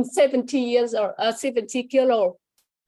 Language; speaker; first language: English; non-native, learner; Vietnamese